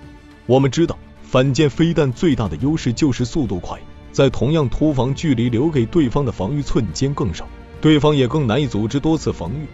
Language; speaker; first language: Chinese; native; Chinese